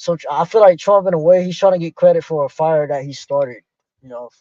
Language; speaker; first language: English; native; English